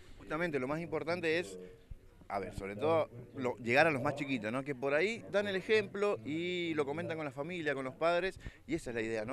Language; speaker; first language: Spanish; native; Spanish